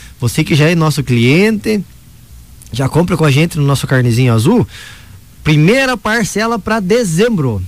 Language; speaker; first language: Portuguese; native; Portuguese